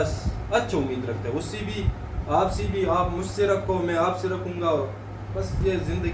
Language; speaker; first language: Hindi; non-native, local second language; Pashto